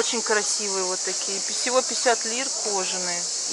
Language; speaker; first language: Russian; native; Russian